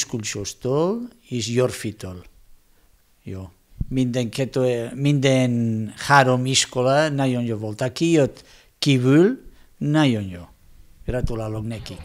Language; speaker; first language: Hungarian; non-native, learner; Spanish